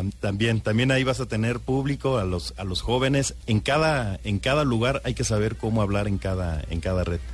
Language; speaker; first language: Spanish; native; Spanish